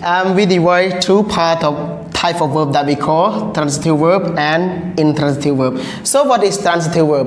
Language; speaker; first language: English; non-native, learner; Khmer